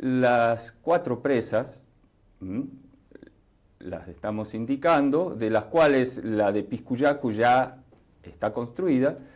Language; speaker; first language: Spanish; native; Spanish